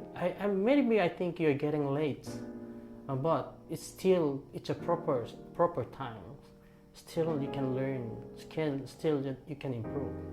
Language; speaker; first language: English; non-native, fluent; Korean